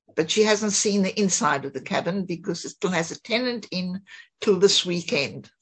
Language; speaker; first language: English; native; English